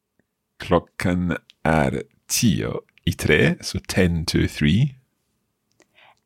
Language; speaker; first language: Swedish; non-native, learner; English